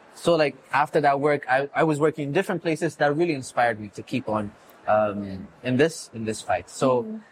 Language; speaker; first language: English; non-native, fluent; Amharic